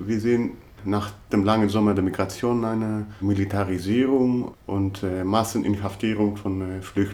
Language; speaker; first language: German; non-native, fluent; Greek